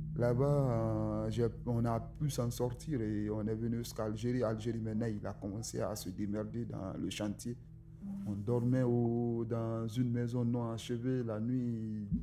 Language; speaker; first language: French; non-native, local second language; Susu